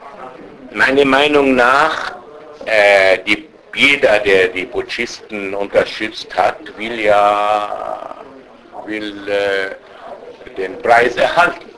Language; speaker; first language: German; non-native, fluent; Arabic